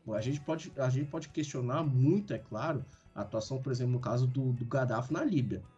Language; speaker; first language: Portuguese; non-native, fluent; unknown